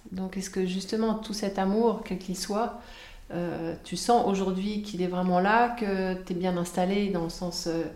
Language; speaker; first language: French; native; French